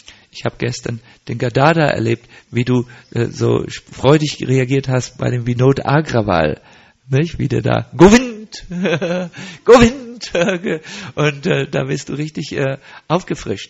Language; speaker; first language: German; native; German